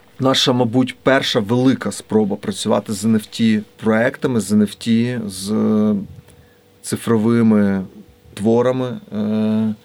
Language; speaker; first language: Ukrainian; native; Ukrainian